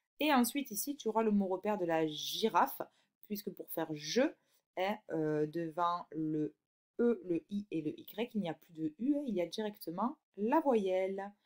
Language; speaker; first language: French; native; French